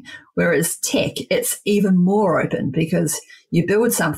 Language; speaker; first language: English; native; English